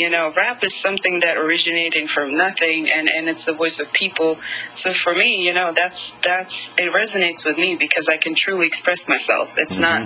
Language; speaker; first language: English; non-native, fluent; Russian